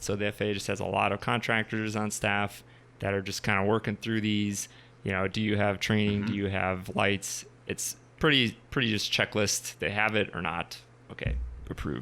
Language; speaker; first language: English; native; English